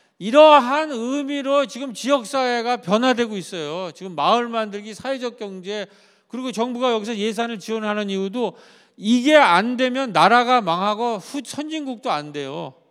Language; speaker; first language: Korean; native; Korean